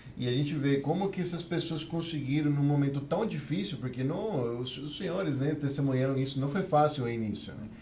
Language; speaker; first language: Portuguese; non-native, fluent; Spanish